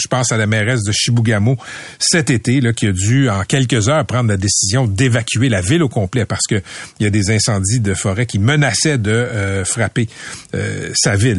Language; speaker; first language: French; native; French